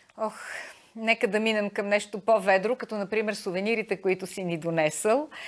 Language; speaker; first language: Bulgarian; native; Bulgarian